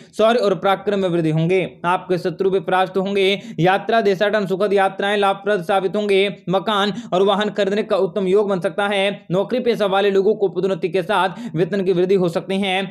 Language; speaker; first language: Hindi; native; Hindi